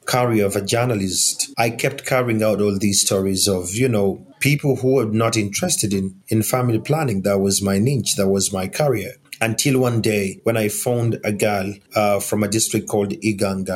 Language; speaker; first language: English; non-native, local second language; Ganda